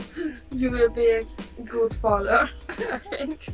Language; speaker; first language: English; non-native, learner; Persian